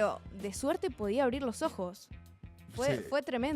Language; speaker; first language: Spanish; native; Spanish